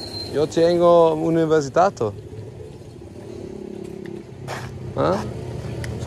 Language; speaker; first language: Spanish; non-native, learner; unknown